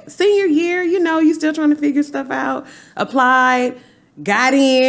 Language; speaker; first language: English; native; English